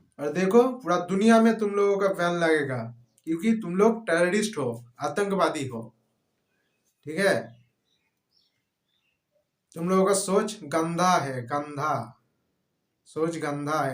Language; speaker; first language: Hindi; non-native, local second language; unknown